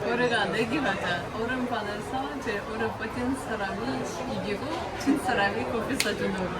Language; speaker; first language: Korean; non-native, fluent; Russian